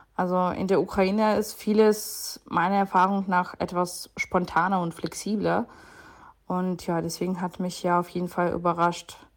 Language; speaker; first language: German; non-native, fluent; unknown